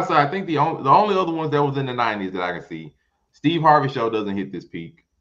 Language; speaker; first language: English; native; English